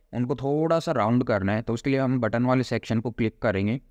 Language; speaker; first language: Hindi; native; Hindi